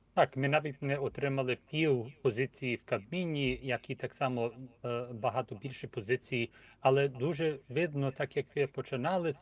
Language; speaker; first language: Ukrainian; early bilingual, heritage; Ukrainian